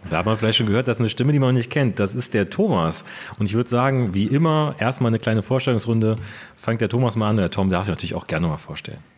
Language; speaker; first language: German; native; German